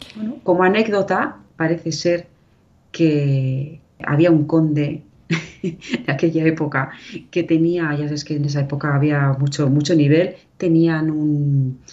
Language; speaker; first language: Spanish; native; Spanish